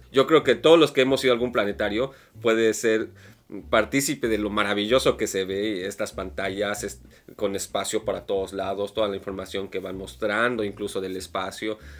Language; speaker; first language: Spanish; native; Spanish